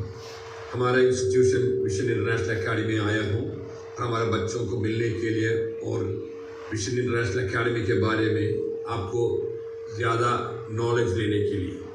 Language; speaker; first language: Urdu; non-native, local second language; Malayalam